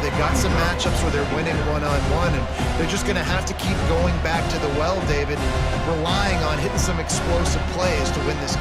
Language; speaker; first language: English; native; English